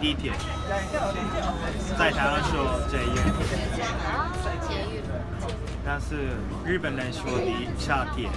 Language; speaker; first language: Chinese; non-native, learner; Japanese